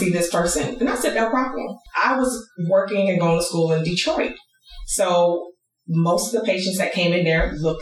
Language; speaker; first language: English; native; English